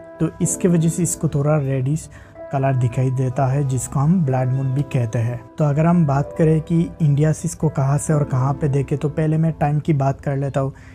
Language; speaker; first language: Hindi; native; Hindi